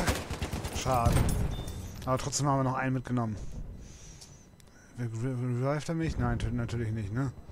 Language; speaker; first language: German; native; German